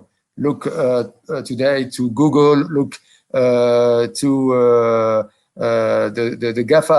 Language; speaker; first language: English; non-native, local second language; French